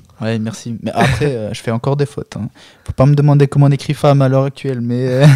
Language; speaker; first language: French; non-native, fluent; Albanian